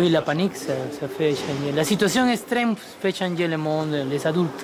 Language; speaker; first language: French; non-native, fluent; Spanish